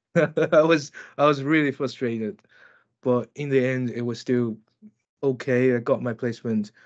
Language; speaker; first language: English; non-native, fluent; Chinese